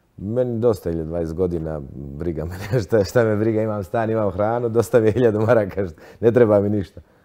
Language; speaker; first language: Croatian; native; Croatian